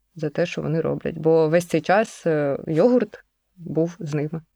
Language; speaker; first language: Ukrainian; native; Ukrainian